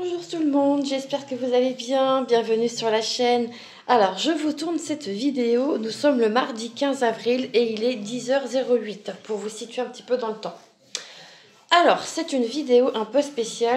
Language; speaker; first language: French; native; French